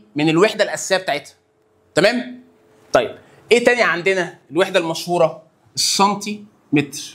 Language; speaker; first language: Arabic; native; Arabic